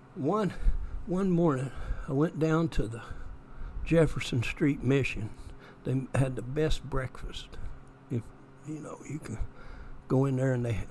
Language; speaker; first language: English; native; English